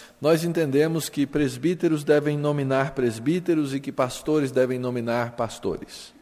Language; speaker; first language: Portuguese; native; Portuguese